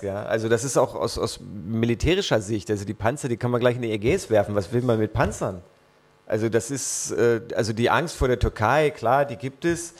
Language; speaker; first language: German; native; German